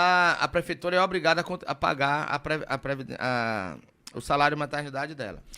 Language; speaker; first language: Portuguese; native; Portuguese